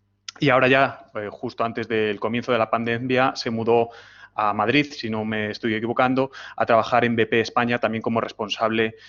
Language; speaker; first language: Spanish; native; Spanish